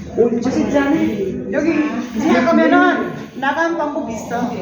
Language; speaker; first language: Korean; non-native, learner; Filipino